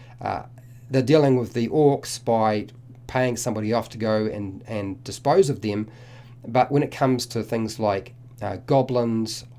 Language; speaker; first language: English; native; English